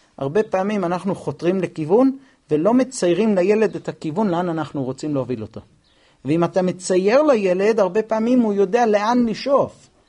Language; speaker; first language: Hebrew; non-native, fluent; English